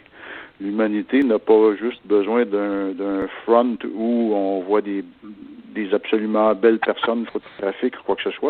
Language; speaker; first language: French; native; French